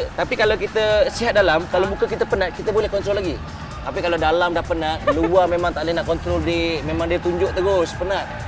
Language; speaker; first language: Malay; native; Malay